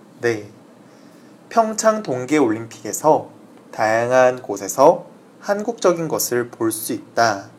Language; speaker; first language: Korean; native; Korean